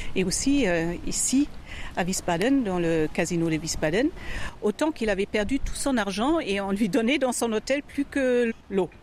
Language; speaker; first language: French; non-native, fluent; German